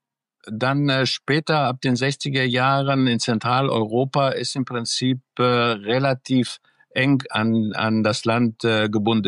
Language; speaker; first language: German; early bilingual, other home language; Greek